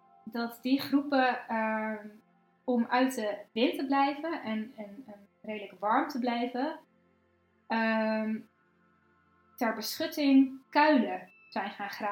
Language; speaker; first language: Dutch; native; Dutch